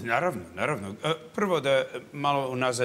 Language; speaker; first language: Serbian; early bilingual, heritage; English